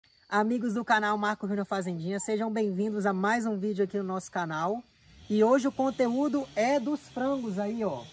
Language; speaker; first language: Portuguese; native; Portuguese